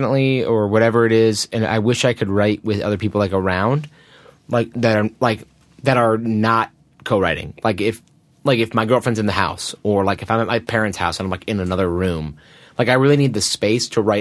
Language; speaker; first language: English; native; English